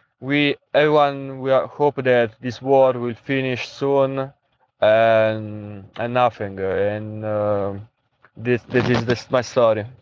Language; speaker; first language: English; non-native, learner; Polish